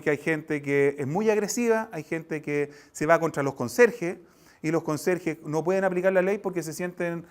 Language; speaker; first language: Spanish; native; Spanish